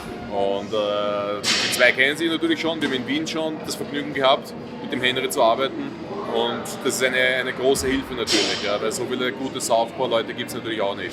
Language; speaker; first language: German; native; German